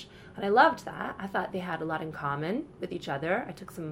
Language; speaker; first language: English; native; English